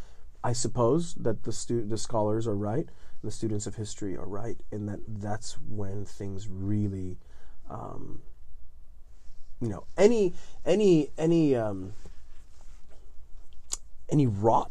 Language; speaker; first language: English; non-native, fluent; Italian